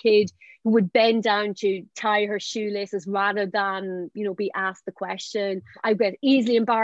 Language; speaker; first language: English; native; English